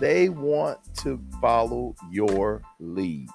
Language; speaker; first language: English; native; English